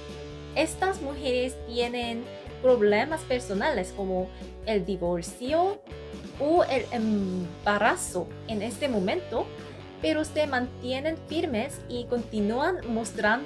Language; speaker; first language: Spanish; non-native, fluent; Korean